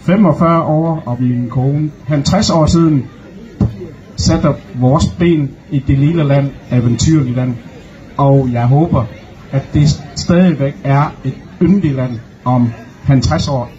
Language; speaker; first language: Danish; early bilingual, other home language; Vietnamese